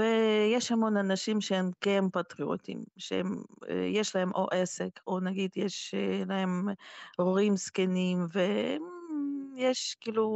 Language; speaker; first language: Hebrew; non-native, fluent; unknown